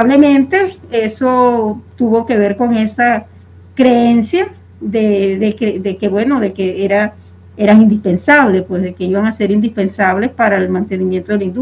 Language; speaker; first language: Spanish; native; Spanish